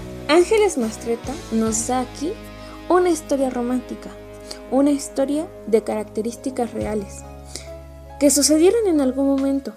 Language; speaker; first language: Spanish; native; Spanish